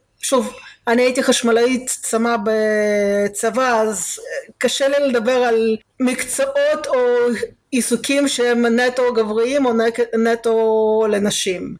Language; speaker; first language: Hebrew; early bilingual, other home language; Russian